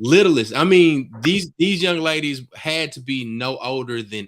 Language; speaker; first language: English; native; English